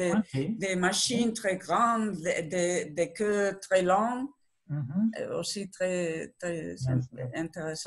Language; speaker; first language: French; non-native, learner; Spanish